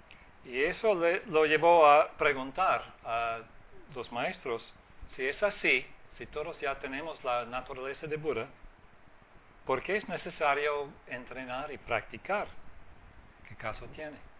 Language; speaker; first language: Spanish; non-native, fluent; English